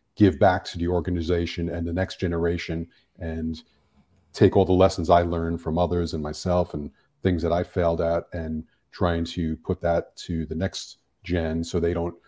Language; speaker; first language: English; native; English